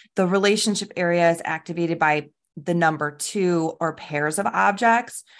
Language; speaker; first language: English; native; English